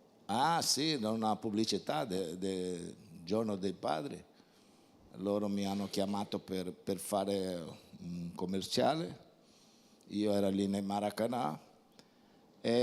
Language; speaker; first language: Italian; non-native, fluent; Portuguese